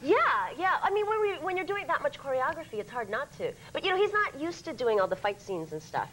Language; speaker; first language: English; native; English